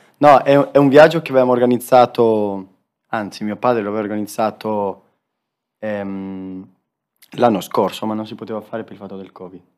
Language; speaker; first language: Italian; non-native, fluent; Spanish